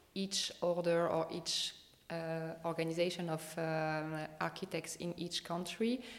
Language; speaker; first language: English; non-native, fluent; French